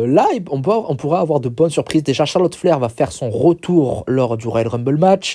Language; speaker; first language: French; native; French